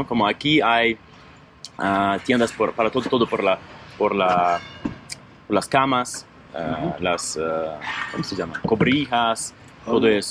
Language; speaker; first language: Spanish; non-native, learner; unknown